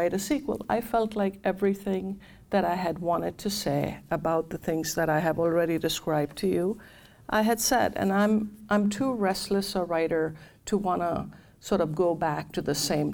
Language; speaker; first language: English; non-native, local second language; Gujarati